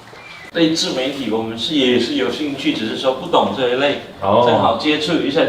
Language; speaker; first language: Chinese; native; Chinese